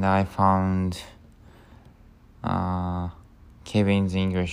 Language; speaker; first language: English; non-native, learner; Japanese